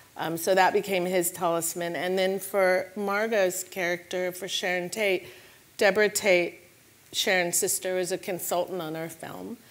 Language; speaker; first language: English; native; English